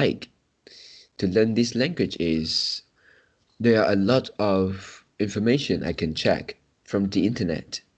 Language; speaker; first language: English; non-native, local second language; Chinese